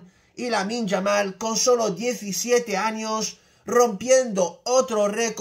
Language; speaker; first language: Spanish; native; Spanish